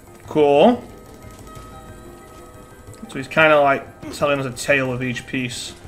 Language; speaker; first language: English; native; English